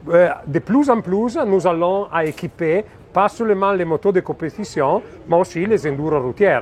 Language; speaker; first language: French; non-native, fluent; Italian